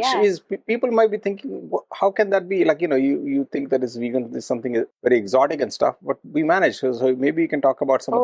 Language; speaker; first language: English; non-native, local second language; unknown